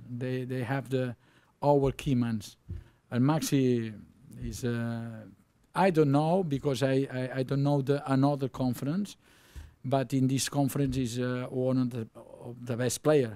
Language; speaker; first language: English; non-native, learner; Spanish